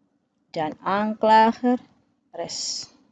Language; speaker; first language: Dutch; non-native, fluent; Indonesian